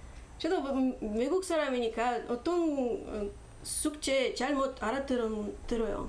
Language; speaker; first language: Korean; non-native, fluent; Russian